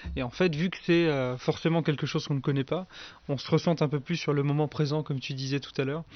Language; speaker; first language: French; native; French